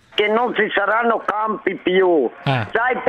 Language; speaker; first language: Italian; non-native, fluent; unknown